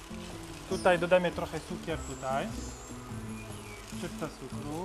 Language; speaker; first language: Polish; non-native, learner; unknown